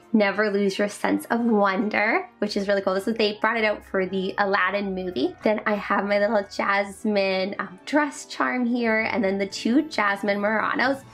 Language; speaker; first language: English; native; English